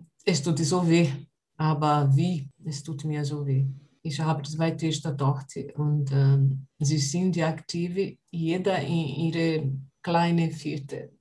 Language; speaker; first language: German; non-native, learner; Portuguese